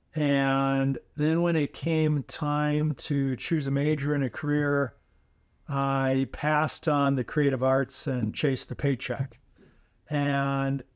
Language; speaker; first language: English; native; English